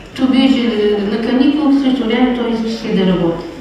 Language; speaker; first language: Bulgarian; early bilingual, heritage; Bulgarian